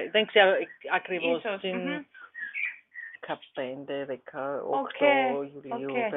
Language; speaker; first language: Greek; non-native, learner; German